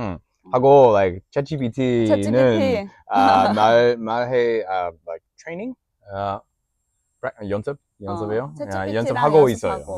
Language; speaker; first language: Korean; non-native, learner; English